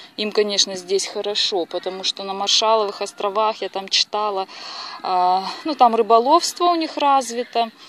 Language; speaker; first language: Russian; native; Russian